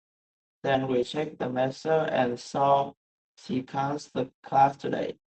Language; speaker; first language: English; non-native, learner; Vietnamese